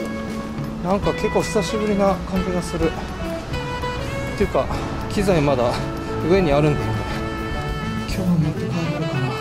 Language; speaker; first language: Japanese; native; Japanese